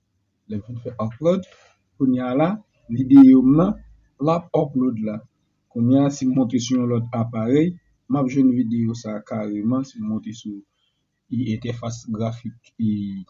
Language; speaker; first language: French; non-native, learner; Haitian Creole